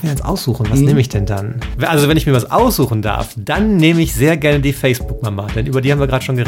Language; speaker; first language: German; native; German